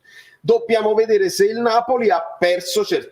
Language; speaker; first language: Italian; native; Italian